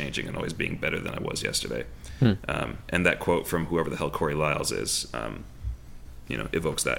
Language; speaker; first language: English; native; English